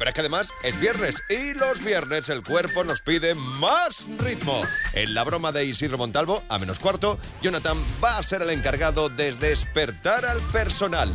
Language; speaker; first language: Spanish; native; Spanish